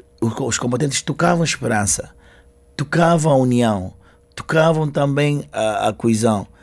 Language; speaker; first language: Portuguese; non-native, local second language; Upper Guinea Crioulo